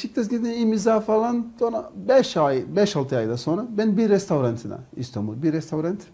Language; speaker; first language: Turkish; non-native, learner; Portuguese